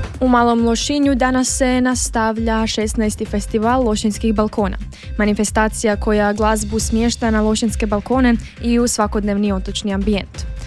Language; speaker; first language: Croatian; native; Croatian